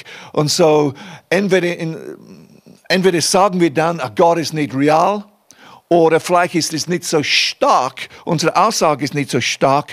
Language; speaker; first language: German; non-native, fluent; English